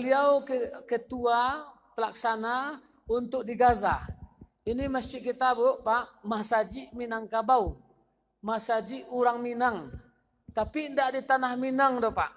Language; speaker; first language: Indonesian; non-native, local second language; Minangkabau